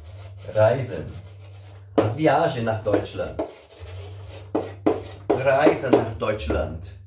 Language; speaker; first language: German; non-native, learner; Portuguese